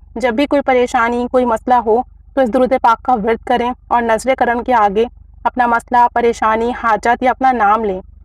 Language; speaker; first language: Urdu; native; Urdu